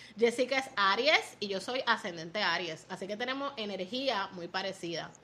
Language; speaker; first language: Spanish; native; Spanish